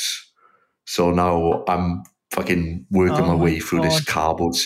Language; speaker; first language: English; native; English